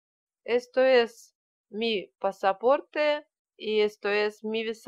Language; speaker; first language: Spanish; non-native, learner; Russian